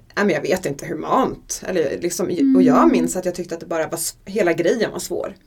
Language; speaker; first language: Swedish; native; Swedish